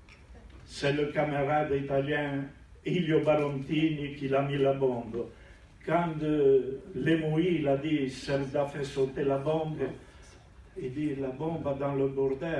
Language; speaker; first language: French; non-native, fluent; Italian